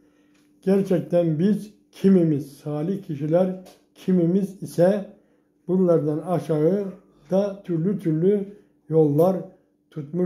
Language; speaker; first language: Turkish; native; Turkish